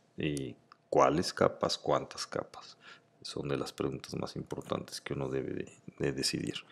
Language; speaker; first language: Spanish; native; Spanish